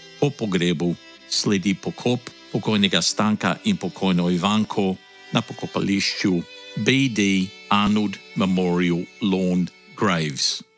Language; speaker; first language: Slovenian; early bilingual, heritage; Slovenian